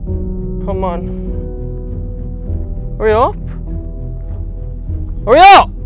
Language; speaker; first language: English; native; English